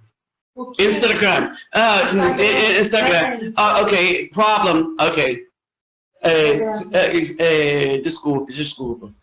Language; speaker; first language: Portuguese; non-native, learner; English